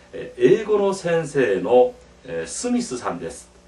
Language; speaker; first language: Japanese; non-native, fluent; Korean